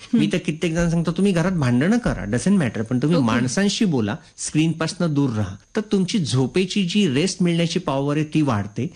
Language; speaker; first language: Marathi; native; Marathi